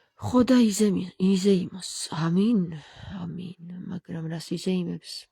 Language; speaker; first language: Georgian; native; Georgian